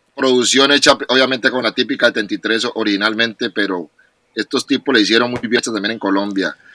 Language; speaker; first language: Spanish; native; Spanish